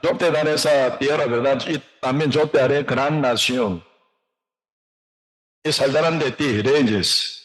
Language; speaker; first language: Spanish; non-native, learner; Korean